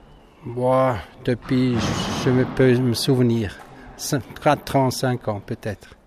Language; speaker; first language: French; non-native, fluent; German